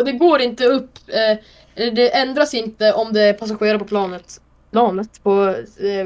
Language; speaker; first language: Swedish; native; Swedish